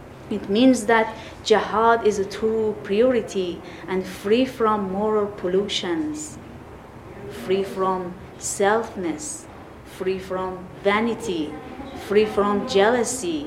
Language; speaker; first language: English; non-native, fluent; Persian